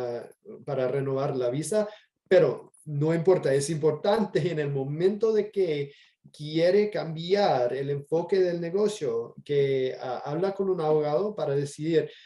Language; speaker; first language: Spanish; non-native, fluent; English